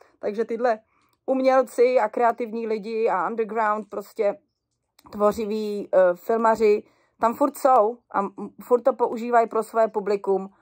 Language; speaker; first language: Czech; native; Czech